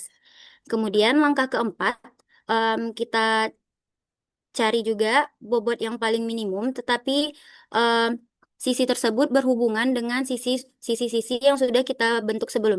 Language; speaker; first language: Indonesian; native; Indonesian